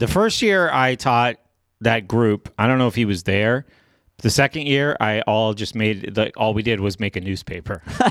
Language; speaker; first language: English; native; English